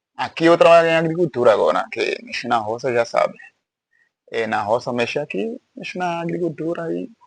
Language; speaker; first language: Portuguese; non-native, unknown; Haitian Creole